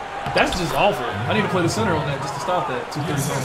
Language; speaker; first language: English; native; English